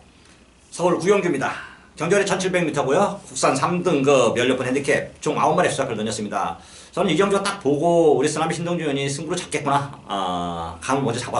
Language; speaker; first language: Korean; native; Korean